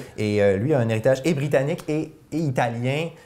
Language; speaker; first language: French; native; French